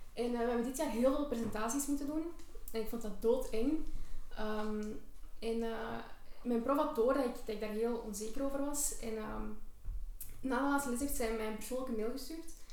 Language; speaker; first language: Dutch; early bilingual, other home language; Albanian